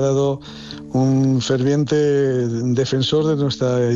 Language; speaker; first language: Spanish; native; Spanish